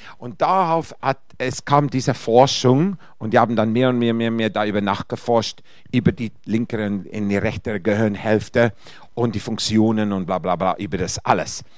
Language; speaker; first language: German; non-native, fluent; Afrikaans